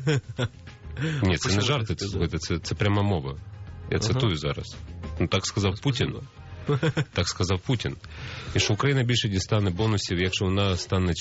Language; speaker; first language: Ukrainian; native; Ukrainian